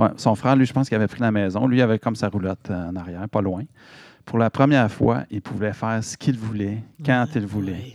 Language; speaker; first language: French; native; French